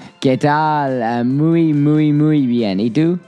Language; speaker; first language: Spanish; non-native, learner; English